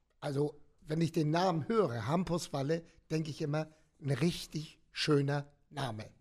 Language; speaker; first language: German; native; German